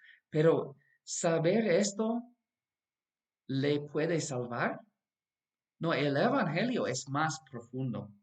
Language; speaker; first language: Spanish; non-native, fluent; English